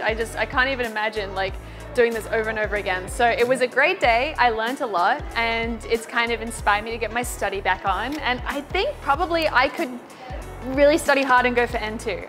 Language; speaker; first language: English; native; English